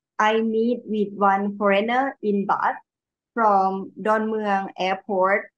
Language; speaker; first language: English; non-native, learner; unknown